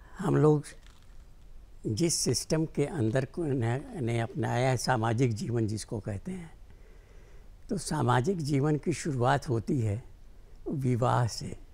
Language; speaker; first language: Hindi; native; Hindi